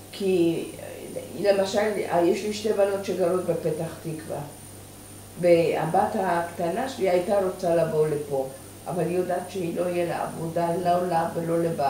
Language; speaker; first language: Hebrew; early bilingual, other home language; Persian